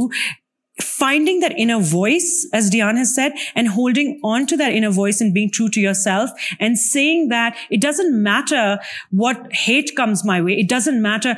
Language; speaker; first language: English; non-native, local second language; Urdu